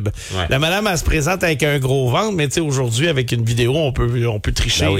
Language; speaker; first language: French; native; French